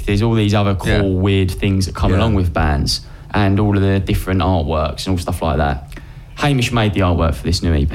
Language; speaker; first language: English; native; English